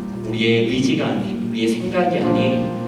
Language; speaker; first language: Korean; native; Korean